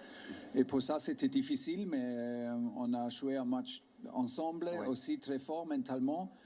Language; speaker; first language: French; non-native, learner; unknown